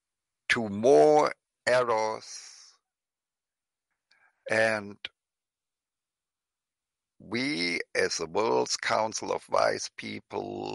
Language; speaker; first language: English; non-native, fluent; German